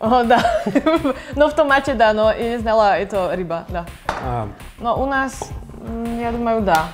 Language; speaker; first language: Russian; non-native, learner; Slovak